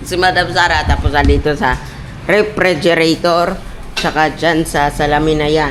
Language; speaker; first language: Filipino; non-native, local second language; Cebuano